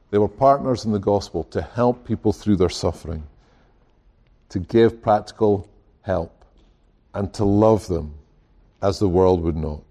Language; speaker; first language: English; native; English